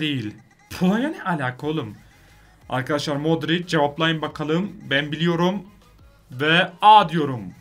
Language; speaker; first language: Turkish; native; Turkish